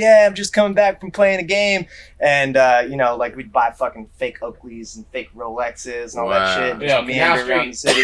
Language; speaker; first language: English; native; English